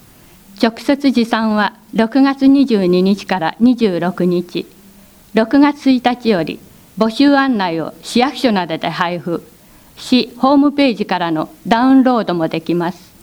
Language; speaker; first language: Japanese; native; Japanese